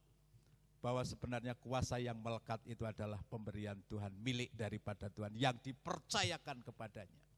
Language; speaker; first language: Indonesian; native; Indonesian